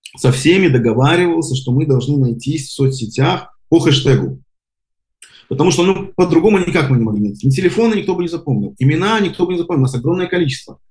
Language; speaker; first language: Russian; native; Russian